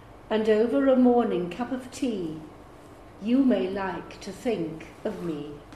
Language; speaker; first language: English; native; English